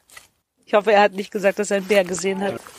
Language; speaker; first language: German; native; German